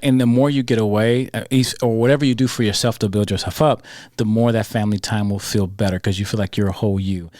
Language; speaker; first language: English; native; English